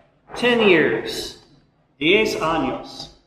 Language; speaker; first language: Spanish; non-native, learner; English